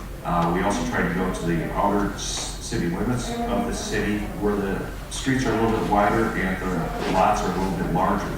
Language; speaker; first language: English; native; English